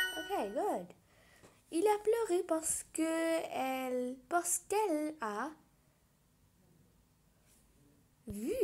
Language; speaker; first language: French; non-native, learner; English